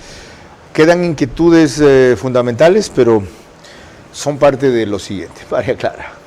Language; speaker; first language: Spanish; native; Spanish